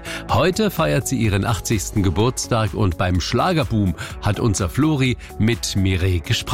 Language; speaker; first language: German; native; German